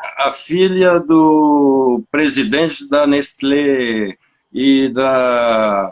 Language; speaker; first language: Portuguese; non-native, fluent; French